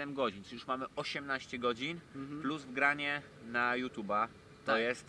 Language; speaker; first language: Polish; native; Polish